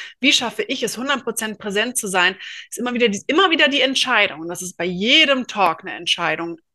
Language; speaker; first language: German; native; German